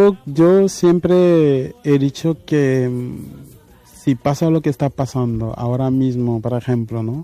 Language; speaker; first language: Spanish; non-native, fluent; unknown